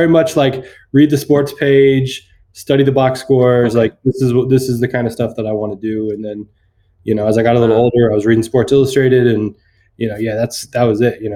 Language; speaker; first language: English; native; English